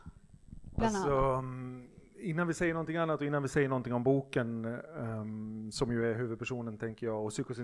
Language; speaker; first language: Swedish; native; Swedish